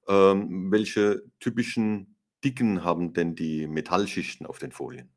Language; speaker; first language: German; native; German